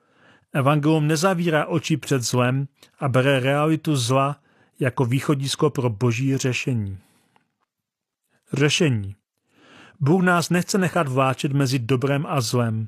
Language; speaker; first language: Czech; native; Czech